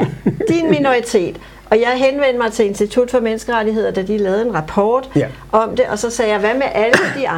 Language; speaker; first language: Danish; native; Danish